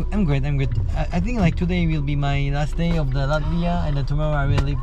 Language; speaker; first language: English; non-native, learner; Korean